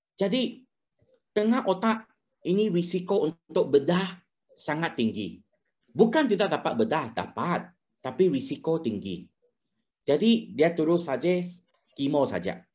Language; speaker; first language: Malay; non-native, local second language; Chinese